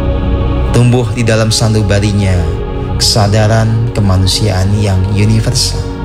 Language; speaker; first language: Indonesian; native; Indonesian